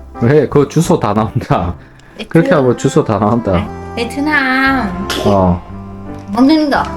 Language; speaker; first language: Korean; non-native, learner; Vietnamese